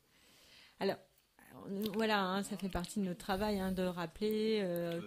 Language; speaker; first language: French; native; French